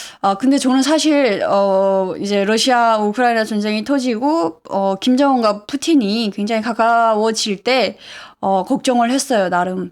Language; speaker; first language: Korean; native; Korean